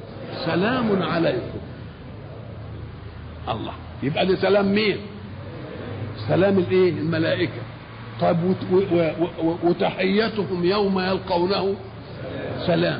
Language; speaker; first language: Arabic; native; Arabic